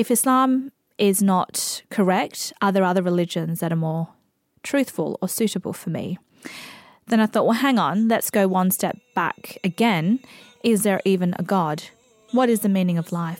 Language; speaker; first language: English; native; English